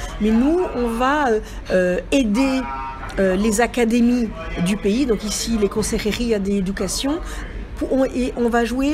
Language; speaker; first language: French; native; French